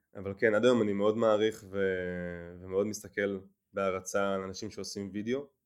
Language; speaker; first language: Hebrew; native; Hebrew